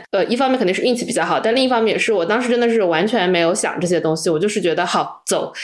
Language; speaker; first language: Chinese; native; Chinese